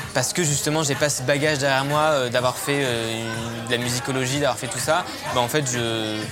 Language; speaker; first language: French; native; French